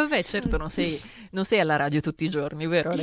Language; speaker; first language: Italian; native; Italian